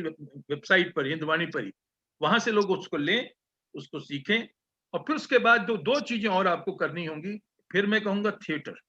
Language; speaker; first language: Hindi; native; Hindi